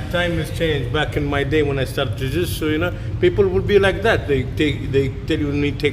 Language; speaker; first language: English; non-native, fluent; Arabic